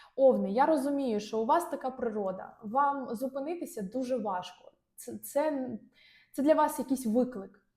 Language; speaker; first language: Ukrainian; non-native, local second language; Russian